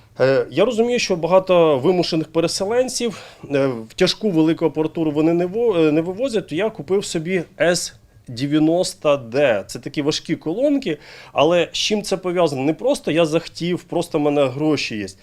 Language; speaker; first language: Ukrainian; native; Ukrainian